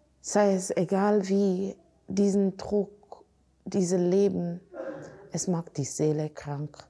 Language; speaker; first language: German; non-native, fluent; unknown